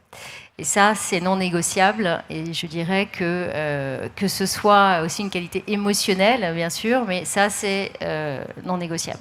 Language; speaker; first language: French; native; French